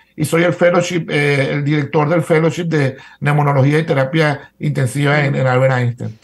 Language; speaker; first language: Spanish; native; Spanish